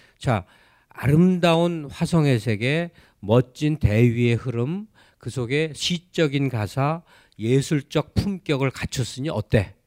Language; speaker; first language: Korean; native; Korean